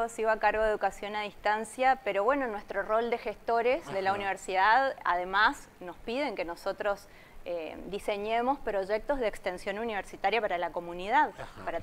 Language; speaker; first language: Spanish; native; Spanish